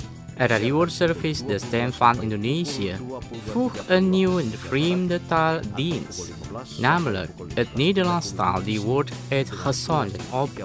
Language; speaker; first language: Dutch; non-native, learner; Indonesian